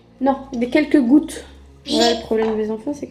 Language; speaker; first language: French; native; French